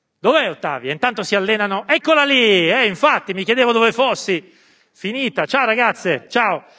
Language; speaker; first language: Italian; native; Italian